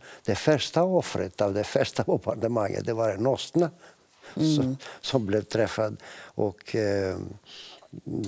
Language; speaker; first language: Swedish; non-native, fluent; Greek